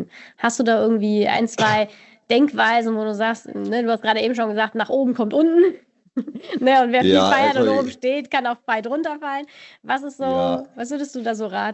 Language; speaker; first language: German; native; German